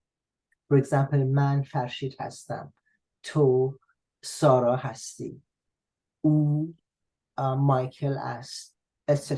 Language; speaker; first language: Persian; non-native, fluent; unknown